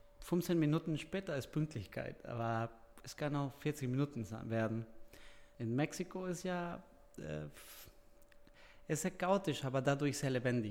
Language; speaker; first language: German; non-native, fluent; Spanish